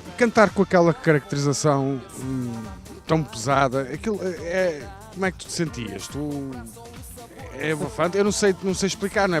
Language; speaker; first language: Portuguese; native; Portuguese